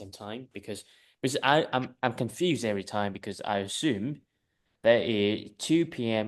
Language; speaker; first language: English; non-native, fluent; Vietnamese